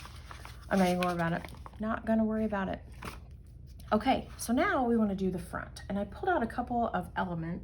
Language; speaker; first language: English; native; English